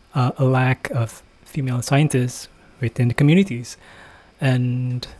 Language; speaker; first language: English; non-native, fluent; Indonesian